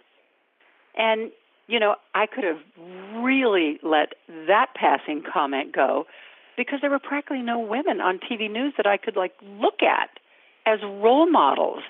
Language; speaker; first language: English; native; English